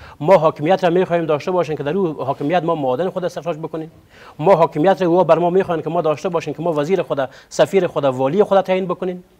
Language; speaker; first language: Persian; non-native, local second language; Pashto